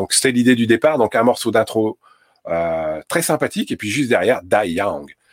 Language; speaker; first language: French; native; French